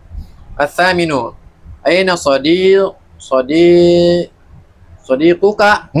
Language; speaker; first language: Arabic; non-native, learner; Indonesian